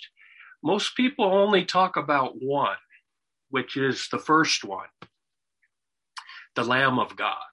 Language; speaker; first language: English; native; English